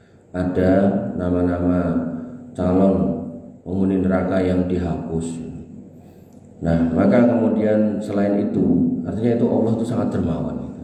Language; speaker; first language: Indonesian; non-native, local second language; Javanese